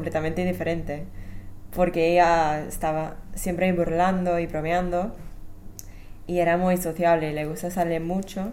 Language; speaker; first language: Spanish; non-native, fluent; English